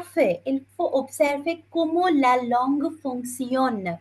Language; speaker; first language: French; non-native, fluent; Bangla